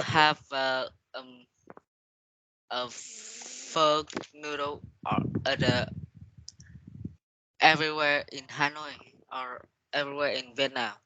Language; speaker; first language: English; non-native, learner; Vietnamese